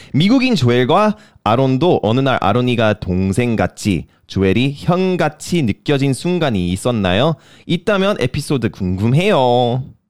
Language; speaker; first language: Korean; non-native, fluent; English